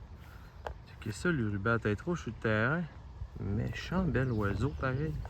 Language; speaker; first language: French; native; French